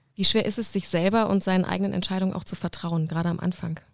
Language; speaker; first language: German; non-native, fluent; Icelandic